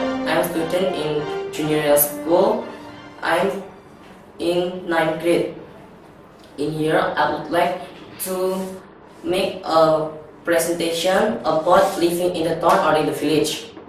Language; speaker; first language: English; non-native, learner; Indonesian